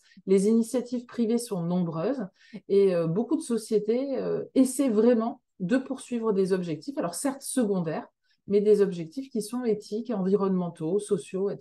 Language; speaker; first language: French; native; French